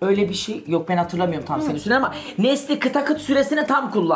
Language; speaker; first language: Turkish; native; Turkish